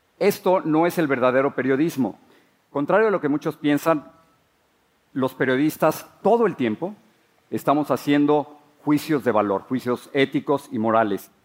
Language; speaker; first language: Spanish; native; Spanish